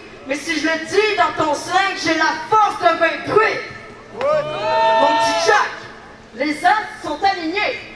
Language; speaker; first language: French; native; French